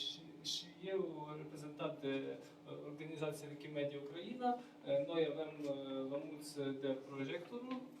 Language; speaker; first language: Romanian; non-native, learner; Ukrainian